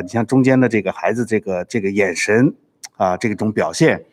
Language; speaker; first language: Chinese; native; Chinese